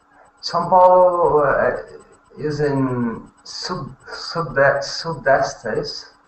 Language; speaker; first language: English; non-native, learner; Portuguese